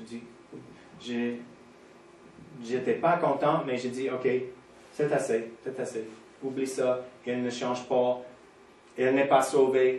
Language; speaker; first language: French; non-native, fluent; English